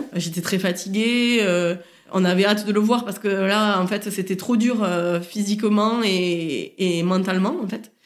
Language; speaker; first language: French; native; French